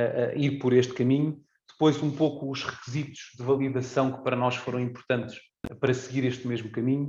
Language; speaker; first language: Portuguese; native; Portuguese